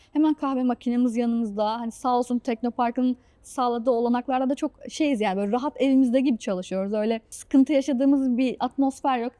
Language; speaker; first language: Turkish; native; Turkish